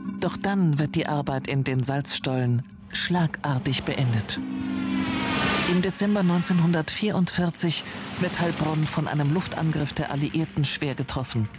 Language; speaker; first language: German; native; German